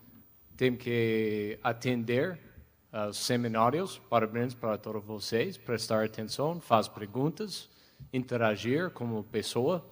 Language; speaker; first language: Portuguese; non-native, fluent; English